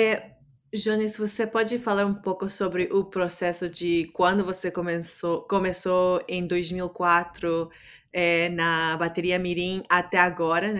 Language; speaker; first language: Portuguese; non-native, fluent; English